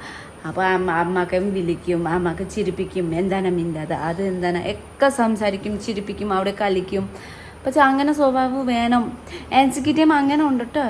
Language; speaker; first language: Malayalam; non-native, learner; Nepali